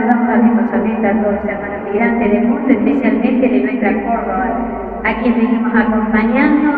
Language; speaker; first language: Spanish; native; Spanish